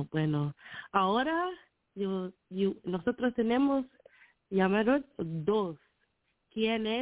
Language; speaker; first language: Spanish; non-native, learner; English